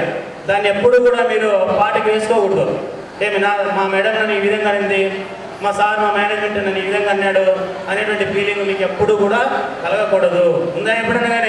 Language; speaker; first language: Telugu; native; Telugu